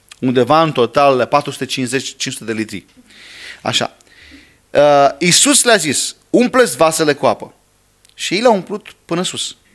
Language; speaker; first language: Romanian; non-native, fluent; English